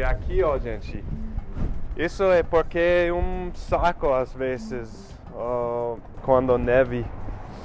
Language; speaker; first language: Portuguese; non-native, fluent; English